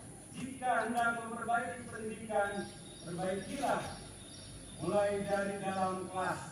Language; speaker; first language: Indonesian; native; Indonesian